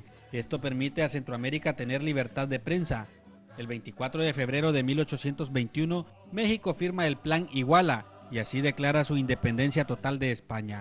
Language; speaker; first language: Spanish; native; Spanish